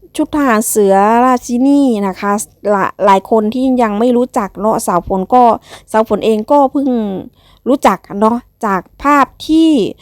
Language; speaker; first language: Thai; non-native, local second language; Northeastern Thai